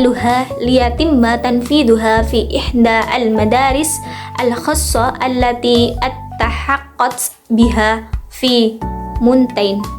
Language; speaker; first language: Arabic; non-native, learner; Indonesian